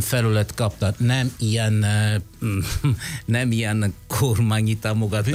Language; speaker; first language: Hungarian; non-native, fluent; Italian